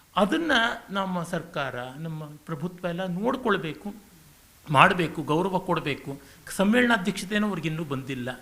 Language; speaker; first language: Kannada; native; Kannada